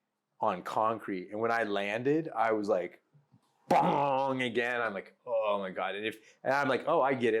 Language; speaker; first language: English; non-native, learner; Spanish